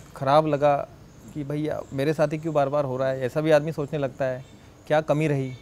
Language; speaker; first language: Hindi; non-native, local second language; Marathi